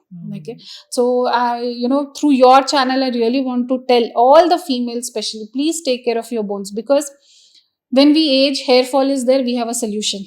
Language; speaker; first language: English; non-native, local second language; Hindi